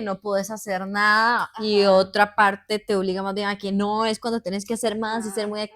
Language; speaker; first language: Spanish; native; Spanish